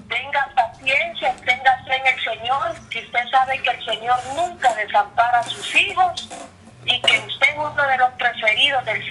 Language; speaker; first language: Spanish; native; Spanish